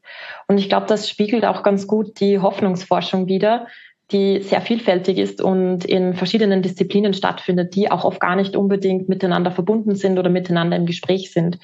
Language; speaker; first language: German; native; German